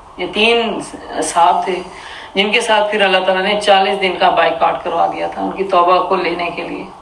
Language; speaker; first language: Urdu; early bilingual, heritage; Urdu